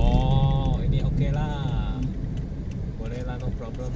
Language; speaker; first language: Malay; non-native, local second language; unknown